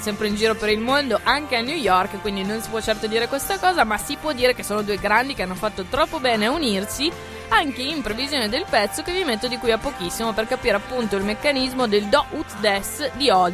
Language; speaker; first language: Italian; native; Italian